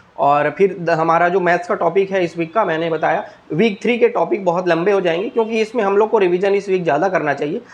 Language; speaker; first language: Hindi; native; Hindi